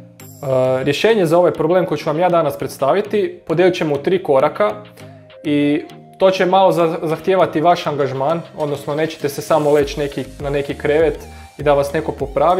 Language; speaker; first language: Croatian; native; Croatian